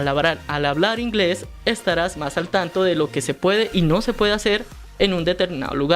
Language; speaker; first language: Spanish; native; Spanish